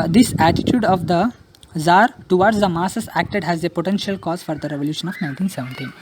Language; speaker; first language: English; non-native, local second language; Telugu